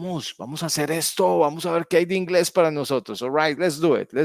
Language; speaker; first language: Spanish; native; Spanish